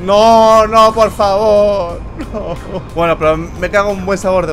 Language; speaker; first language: Spanish; native; Spanish